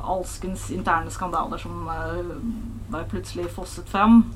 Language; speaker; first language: Norwegian; non-native, fluent; Dutch